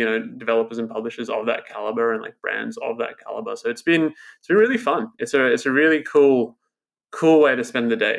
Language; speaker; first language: English; native; English